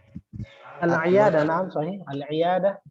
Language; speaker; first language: Arabic; non-native, fluent; Indonesian